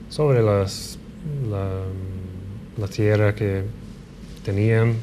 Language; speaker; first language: Spanish; non-native, fluent; English